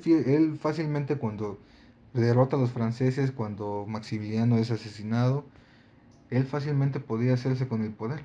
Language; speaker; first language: Spanish; native; Spanish